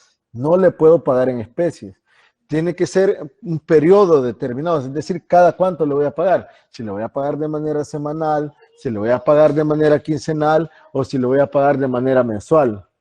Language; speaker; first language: Spanish; native; Spanish